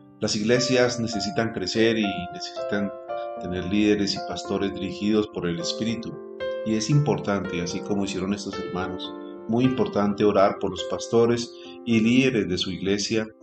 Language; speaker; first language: Spanish; native; Spanish